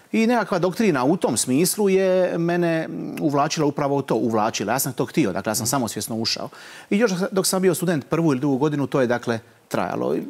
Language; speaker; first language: Croatian; native; Croatian